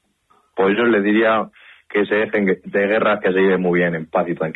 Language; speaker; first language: Spanish; native; Spanish